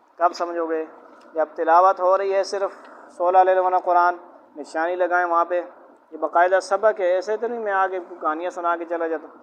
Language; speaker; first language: Urdu; non-native, local second language; Punjabi